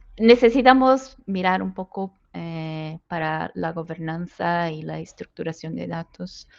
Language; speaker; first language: Spanish; non-native, fluent; Portuguese